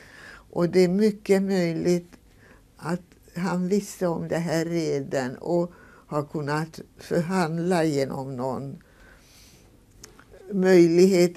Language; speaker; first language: Swedish; non-native, fluent; Hungarian